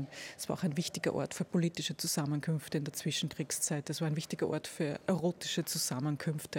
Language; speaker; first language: German; native; German